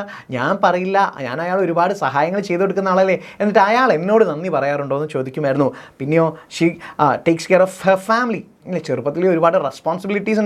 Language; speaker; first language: Malayalam; native; Malayalam